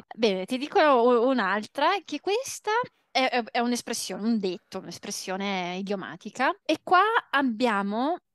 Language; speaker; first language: Italian; early bilingual, other home language; Portuguese